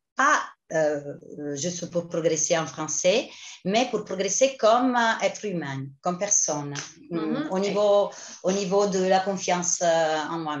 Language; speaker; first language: French; non-native, fluent; Italian